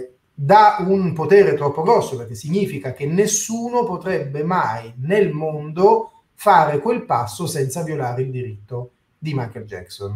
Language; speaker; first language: Italian; native; Italian